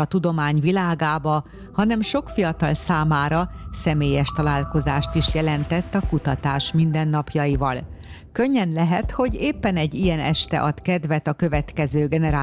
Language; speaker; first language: Hungarian; native; Hungarian